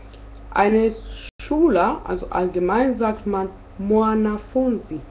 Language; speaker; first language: German; non-native, fluent; Swahili